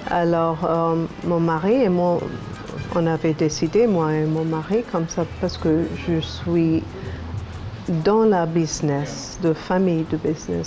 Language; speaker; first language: French; non-native, learner; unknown